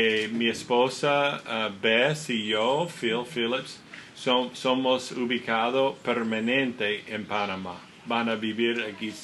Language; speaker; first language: Spanish; non-native, learner; English